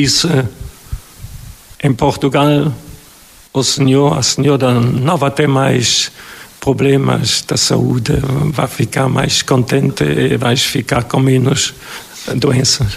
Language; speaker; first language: Portuguese; non-native, fluent; German